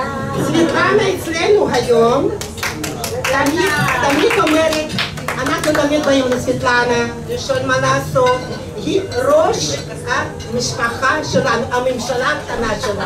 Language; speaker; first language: Hebrew; non-native, fluent; Russian